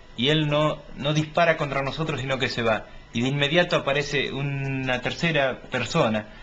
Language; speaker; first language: Spanish; native; Spanish